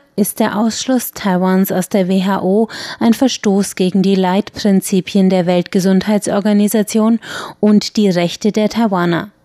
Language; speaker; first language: German; native; German